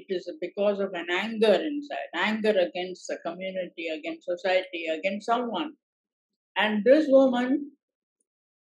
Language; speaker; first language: English; non-native, local second language; Tamil